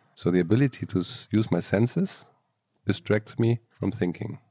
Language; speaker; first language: English; non-native, fluent; German